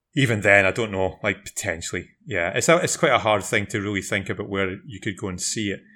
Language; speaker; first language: English; native; English